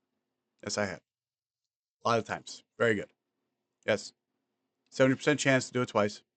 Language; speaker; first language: English; native; English